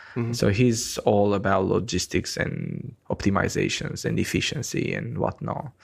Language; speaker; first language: English; non-native, fluent; Romanian